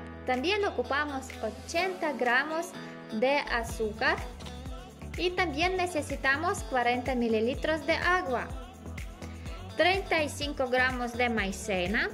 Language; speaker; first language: Spanish; non-native, learner; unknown